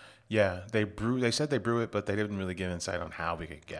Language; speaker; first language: English; native; English